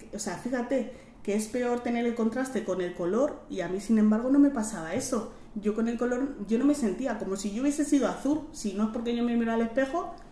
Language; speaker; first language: Spanish; native; Spanish